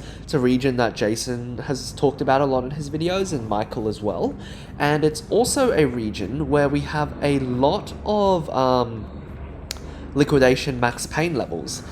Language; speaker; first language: English; native; English